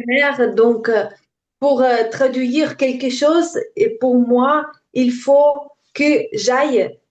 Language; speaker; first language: French; non-native, learner; Ukrainian